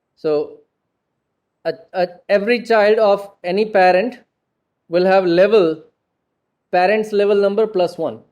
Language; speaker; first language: English; non-native, local second language; Gujarati